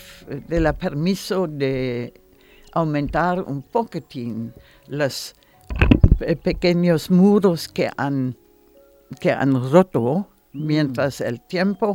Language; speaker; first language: Spanish; non-native, learner; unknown